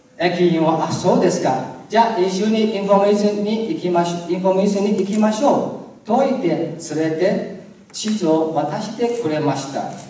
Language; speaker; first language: Japanese; non-native, learner; Chinese